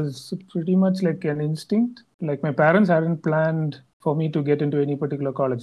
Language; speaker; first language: English; non-native, local second language; Tamil